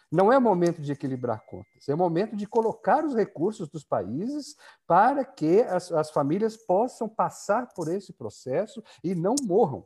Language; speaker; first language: Portuguese; native; Portuguese